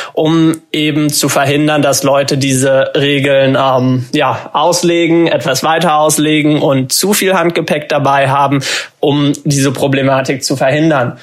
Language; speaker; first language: German; native; German